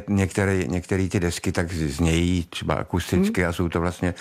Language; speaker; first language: Czech; native; Czech